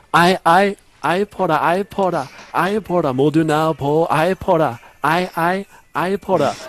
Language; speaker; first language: Korean; non-native, learner; English